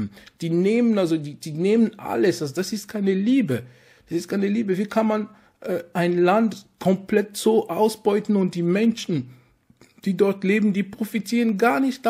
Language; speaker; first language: German; non-native, fluent; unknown